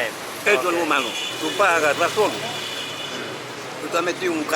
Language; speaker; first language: Spanish; native; Spanish